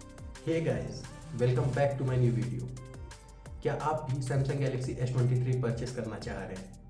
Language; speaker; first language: Hindi; native; Hindi